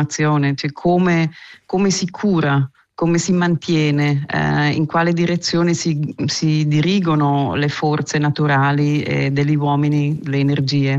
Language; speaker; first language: Italian; non-native, local second language; German